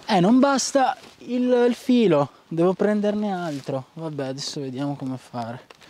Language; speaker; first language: Italian; native; Italian